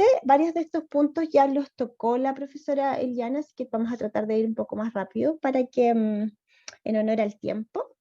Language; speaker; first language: Spanish; native; Spanish